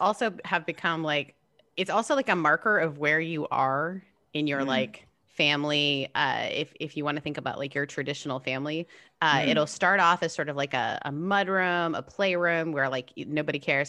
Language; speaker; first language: English; native; English